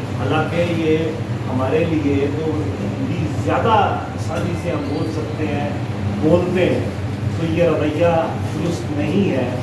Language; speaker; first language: Urdu; non-native, local second language; Punjabi